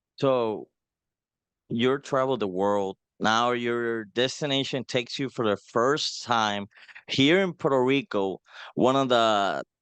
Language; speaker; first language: English; non-native, fluent; Spanish